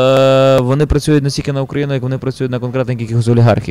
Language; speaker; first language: Ukrainian; native; Ukrainian